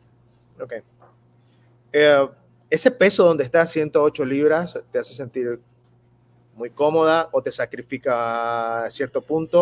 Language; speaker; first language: Spanish; native; Spanish